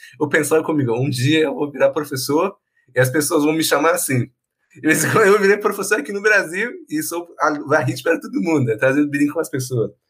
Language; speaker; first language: Portuguese; non-native, fluent; Persian